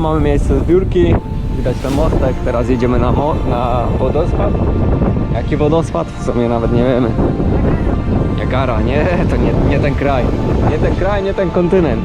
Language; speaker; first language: Polish; native; Polish